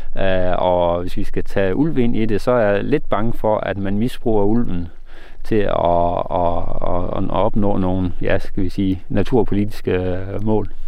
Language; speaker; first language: Danish; native; Danish